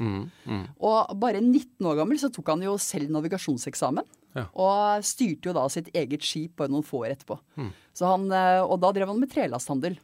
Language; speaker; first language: Norwegian; native; Norwegian